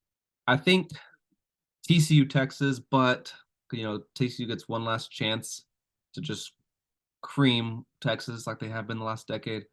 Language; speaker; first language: English; native; English